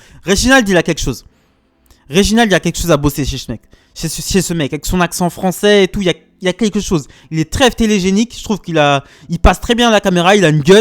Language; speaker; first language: French; native; French